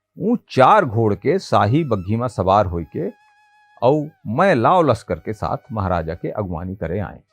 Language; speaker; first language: Hindi; native; Hindi